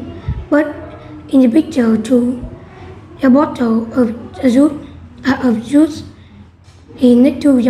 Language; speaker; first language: English; non-native, learner; Vietnamese